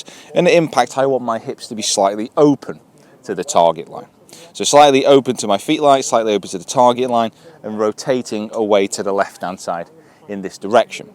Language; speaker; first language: English; native; English